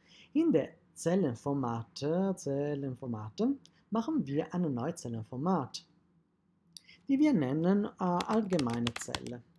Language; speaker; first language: German; non-native, fluent; Italian